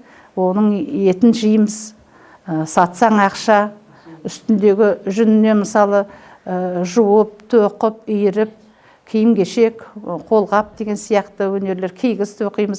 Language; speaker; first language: Kazakh; native; Kazakh